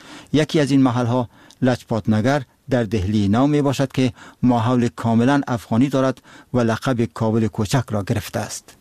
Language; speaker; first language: Persian; native; Persian